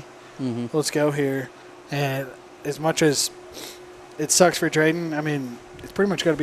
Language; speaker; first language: English; native; English